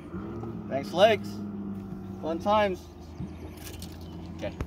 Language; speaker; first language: English; native; English